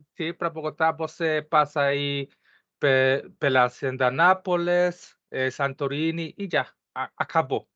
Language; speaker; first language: Portuguese; non-native, learner; Spanish